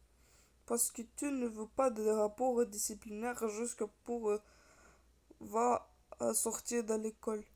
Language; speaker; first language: French; non-native, learner; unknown